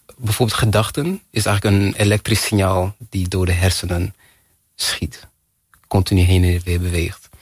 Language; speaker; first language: Dutch; early bilingual, other home language; Kinyarwanda